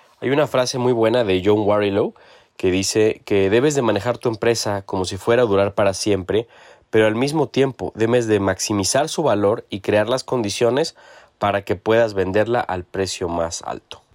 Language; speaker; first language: Spanish; native; Spanish